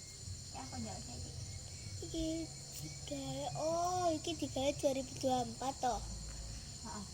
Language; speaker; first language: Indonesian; non-native, local second language; Javanese